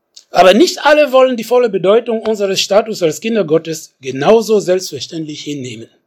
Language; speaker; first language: German; non-native, fluent; French